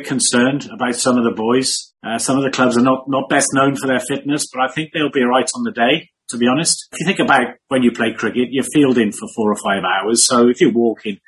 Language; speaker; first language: English; native; English